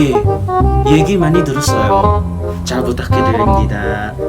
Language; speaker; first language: Korean; non-native, learner; Filipino